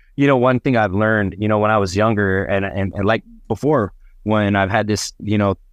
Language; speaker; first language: English; native; English